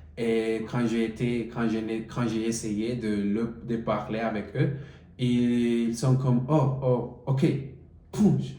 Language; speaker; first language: French; non-native, learner; Spanish